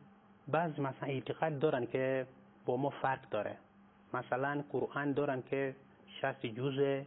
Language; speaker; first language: Persian; non-native, fluent; Nyanja